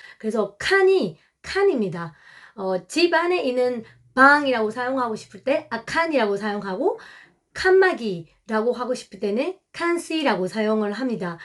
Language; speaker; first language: Korean; non-native, fluent; Burmese